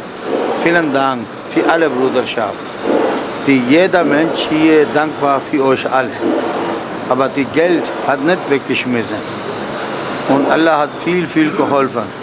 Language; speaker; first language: German; non-native, learner; Urdu